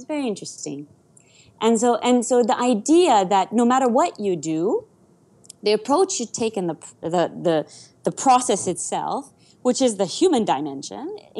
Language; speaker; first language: English; non-native, fluent; Persian